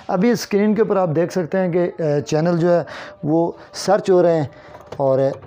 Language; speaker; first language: Urdu; non-native, local second language; Kashmiri